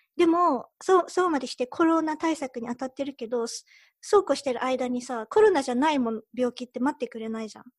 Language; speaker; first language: Japanese; early bilingual, heritage; Japanese